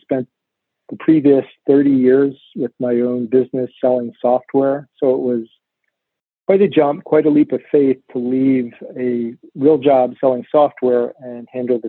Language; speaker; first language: English; native; English